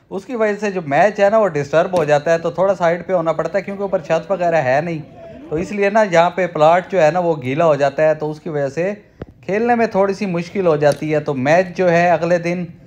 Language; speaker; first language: Urdu; native; Urdu